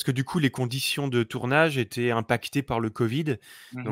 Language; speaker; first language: French; native; French